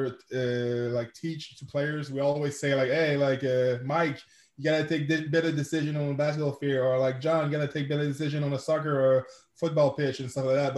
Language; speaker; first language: English; non-native, fluent; French